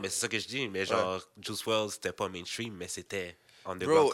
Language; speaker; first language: French; native; French